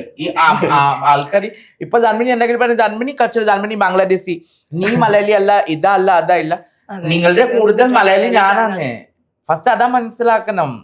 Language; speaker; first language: Malayalam; non-native, local second language; Assamese